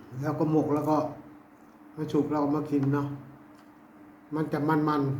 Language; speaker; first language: Thai; non-native, local second language; Lao